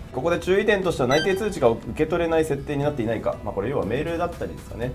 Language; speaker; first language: Japanese; native; Japanese